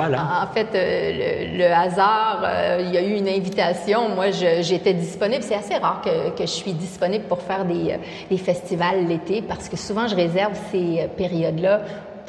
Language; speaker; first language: French; native; French